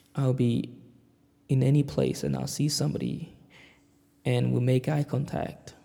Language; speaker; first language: English; native; English